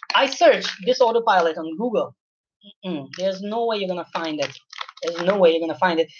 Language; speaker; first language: English; non-native, local second language; Urdu